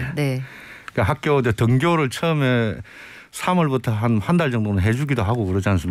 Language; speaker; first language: Korean; native; Korean